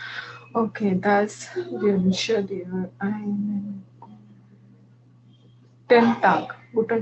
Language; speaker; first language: German; non-native, learner; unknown